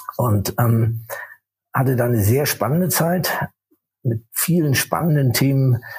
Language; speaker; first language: German; native; German